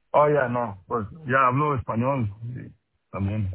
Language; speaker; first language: Spanish; non-native, local second language; English